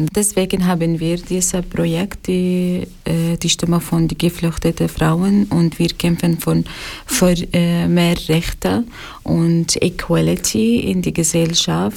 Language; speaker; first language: German; non-native, learner; Arabic